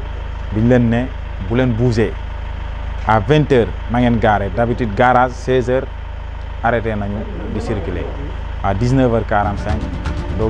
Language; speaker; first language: French; non-native, local second language; Wolof